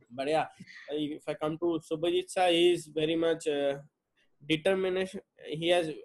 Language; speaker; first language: English; non-native, local second language; Bangla